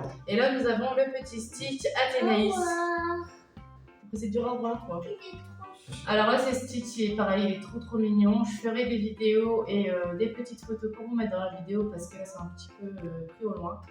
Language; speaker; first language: French; native; French